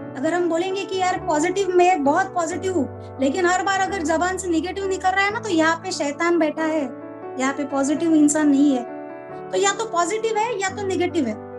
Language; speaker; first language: Hindi; non-native, local second language; Marathi